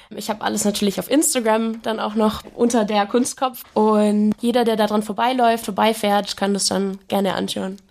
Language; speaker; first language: German; native; German